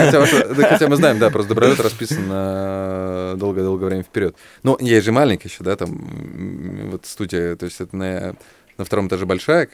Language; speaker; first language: Russian; native; Russian